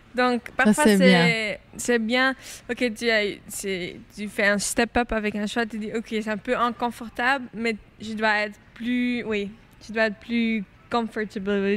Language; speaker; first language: French; non-native, local second language; Dutch